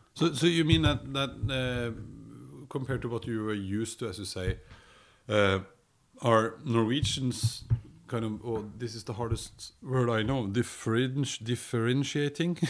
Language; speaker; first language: English; non-native, fluent; Norwegian